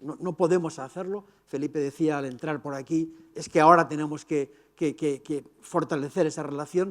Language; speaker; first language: Spanish; native; Spanish